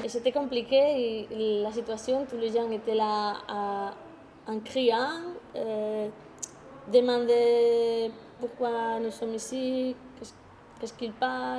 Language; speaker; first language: French; non-native, fluent; Spanish